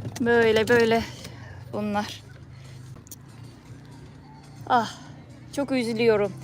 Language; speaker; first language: Turkish; non-native, fluent; Japanese